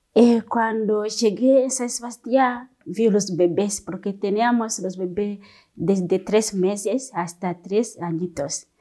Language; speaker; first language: Spanish; non-native, learner; Kinyarwanda